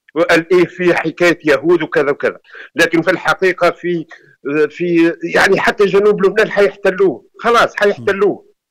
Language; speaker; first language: Arabic; native; Arabic